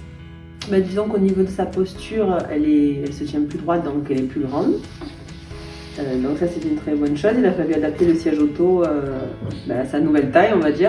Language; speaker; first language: French; native; French